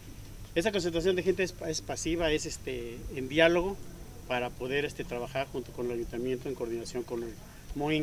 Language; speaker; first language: Spanish; native; Spanish